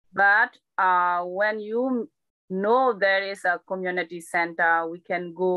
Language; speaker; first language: English; non-native, learner; Burmese